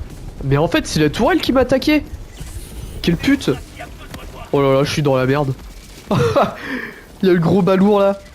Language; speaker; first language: French; native; French